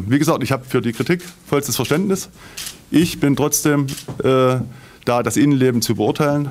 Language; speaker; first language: German; native; German